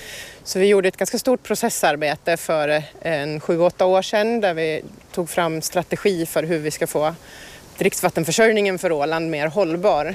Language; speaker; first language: Swedish; native; Swedish